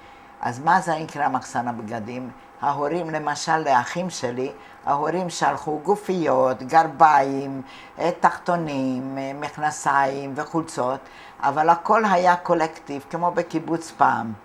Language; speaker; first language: Hebrew; non-native, fluent; Hungarian